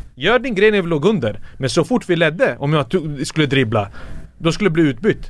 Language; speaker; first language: Swedish; early bilingual, other home language; Serbian